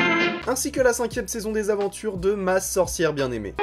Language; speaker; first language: French; native; French